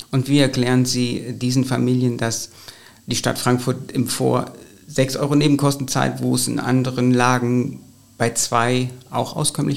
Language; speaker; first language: German; native; German